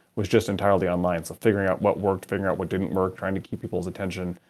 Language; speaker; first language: English; native; English